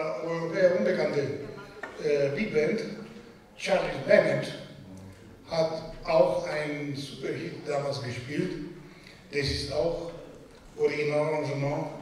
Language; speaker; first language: German; non-native, fluent; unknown